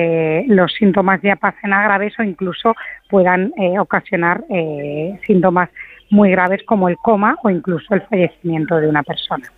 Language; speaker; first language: Spanish; native; Spanish